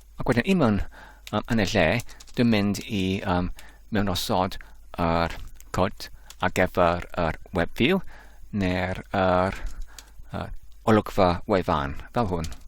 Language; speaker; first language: Welsh; non-native, learner; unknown